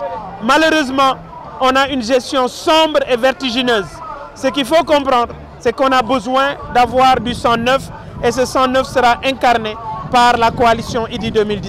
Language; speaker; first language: French; non-native, local second language; Wolof